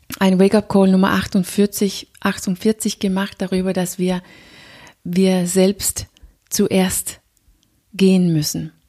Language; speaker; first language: German; non-native, fluent; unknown